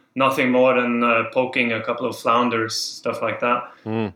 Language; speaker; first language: English; non-native, fluent; Norwegian